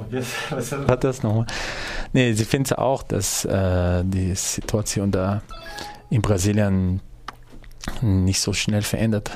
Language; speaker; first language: German; non-native, fluent; Portuguese